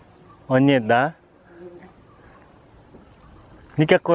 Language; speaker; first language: Russian; non-native, learner; Filipino